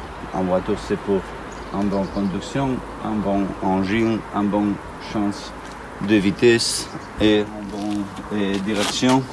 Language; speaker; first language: French; non-native, learner; Spanish